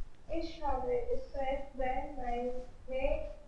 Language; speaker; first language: German; non-native, learner; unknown